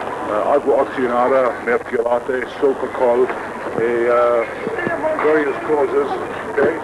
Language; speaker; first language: Spanish; non-native, learner; English